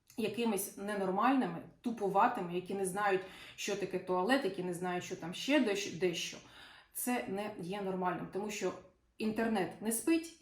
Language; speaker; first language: Ukrainian; non-native, local second language; Russian